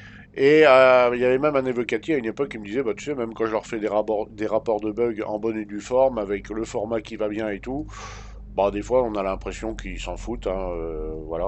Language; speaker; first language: French; native; French